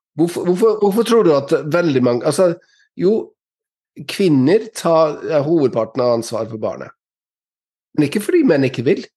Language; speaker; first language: Norwegian; non-native, fluent; English